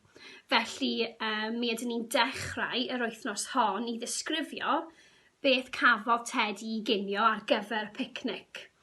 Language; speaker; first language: Welsh; non-native, local second language; English